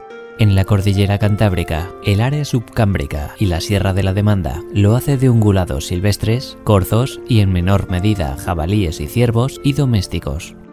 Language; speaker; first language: Spanish; native; Spanish